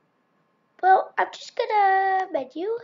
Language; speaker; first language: English; native; English